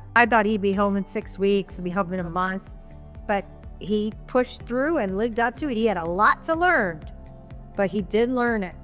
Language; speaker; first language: English; native; English